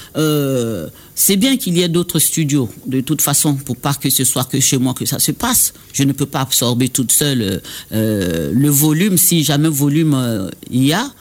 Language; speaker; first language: French; non-native, local second language; Baoulé